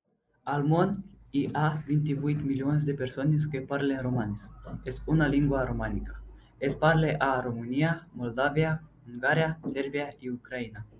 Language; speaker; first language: Catalan; non-native, learner; Romanian